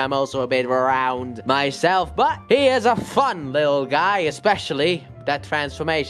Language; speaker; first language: English; native; English